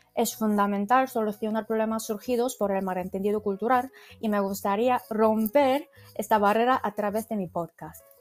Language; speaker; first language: Spanish; non-native, fluent; Korean